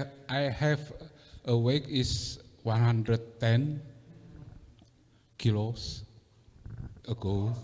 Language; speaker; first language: English; non-native, learner; Indonesian